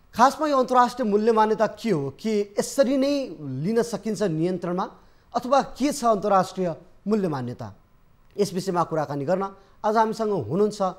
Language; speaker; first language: Nepali; native; Nepali